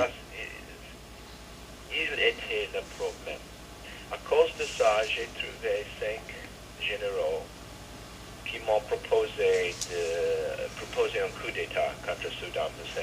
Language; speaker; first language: French; non-native, fluent; English